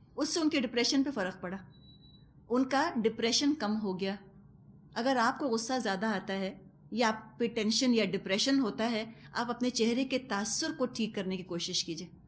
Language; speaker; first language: Urdu; non-native, local second language; Punjabi